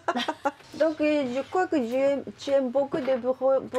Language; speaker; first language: French; non-native, learner; Japanese